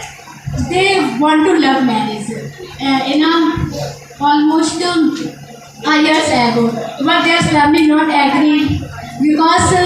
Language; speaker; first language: English; non-native, learner; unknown